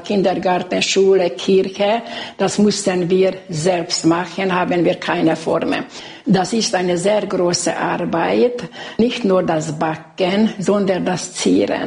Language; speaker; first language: German; non-native, local second language; Hungarian